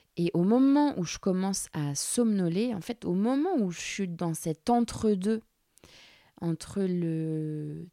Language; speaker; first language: French; native; French